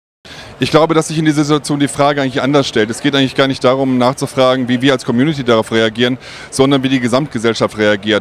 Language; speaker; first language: German; native; German